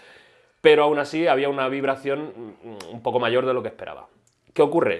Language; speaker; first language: Spanish; native; Spanish